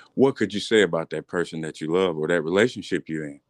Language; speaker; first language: English; native; English